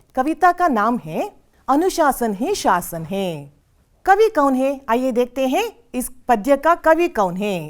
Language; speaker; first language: Hindi; non-native, local second language; Kannada